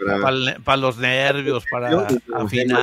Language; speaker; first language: Spanish; native; Spanish